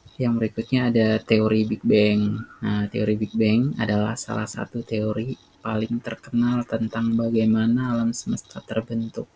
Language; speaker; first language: Indonesian; native; Indonesian